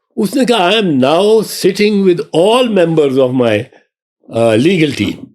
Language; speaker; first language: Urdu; non-native, local second language; Punjabi